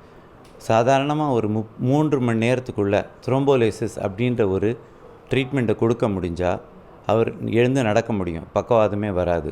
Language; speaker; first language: Tamil; native; Tamil